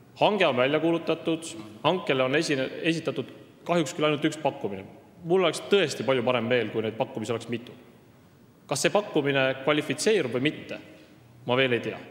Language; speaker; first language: Estonian; native; Estonian